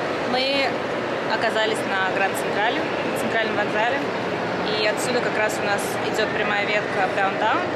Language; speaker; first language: Russian; native; Russian